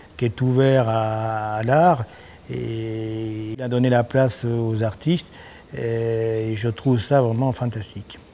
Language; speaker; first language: French; non-native, fluent; Spanish